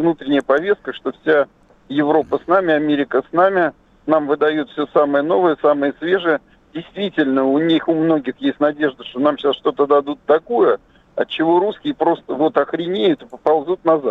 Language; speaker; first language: Russian; native; Russian